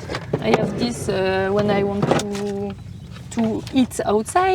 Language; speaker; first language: English; non-native, learner; French